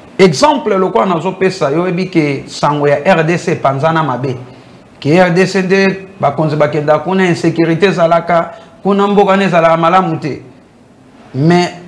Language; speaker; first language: Lingala; non-native, local second language; Mongo